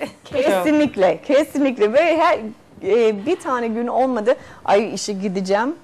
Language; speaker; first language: Turkish; non-native, fluent; Spanish